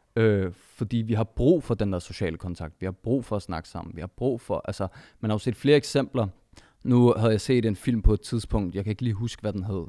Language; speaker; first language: Danish; early bilingual, other home language; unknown